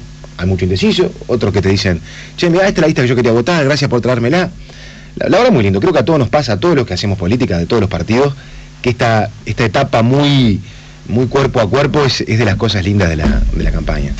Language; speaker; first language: Spanish; native; Spanish